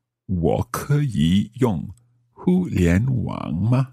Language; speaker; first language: Chinese; non-native, learner; English